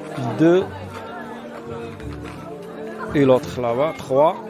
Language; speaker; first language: French; non-native, fluent; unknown